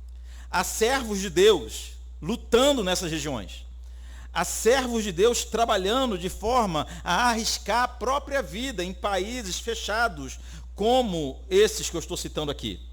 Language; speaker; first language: Portuguese; native; Portuguese